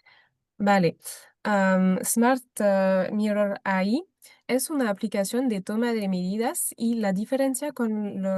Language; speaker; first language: Spanish; non-native, fluent; French